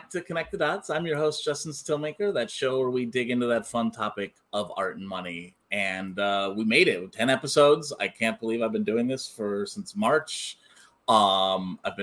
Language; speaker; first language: English; native; English